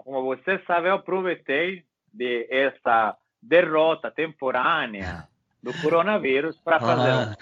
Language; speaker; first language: Portuguese; non-native, learner; Italian